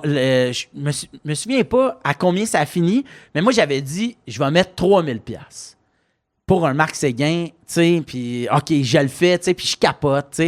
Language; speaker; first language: French; native; French